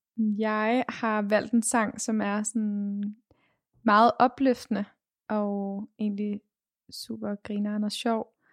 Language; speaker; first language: Danish; native; Danish